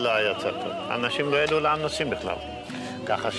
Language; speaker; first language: Hebrew; non-native, fluent; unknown